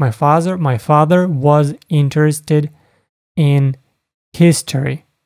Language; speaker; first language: English; non-native, fluent; Ukrainian